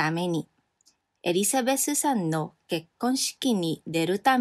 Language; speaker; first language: Japanese; non-native, fluent; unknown